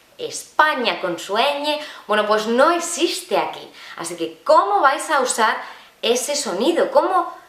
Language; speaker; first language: Spanish; native; Spanish